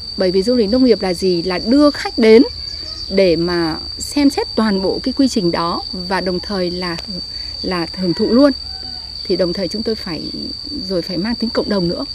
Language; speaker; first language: Vietnamese; native; Vietnamese